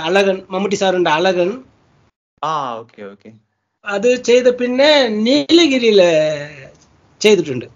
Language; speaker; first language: Malayalam; non-native, learner; Tamil